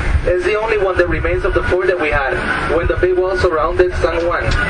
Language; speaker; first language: English; non-native, local second language; Spanish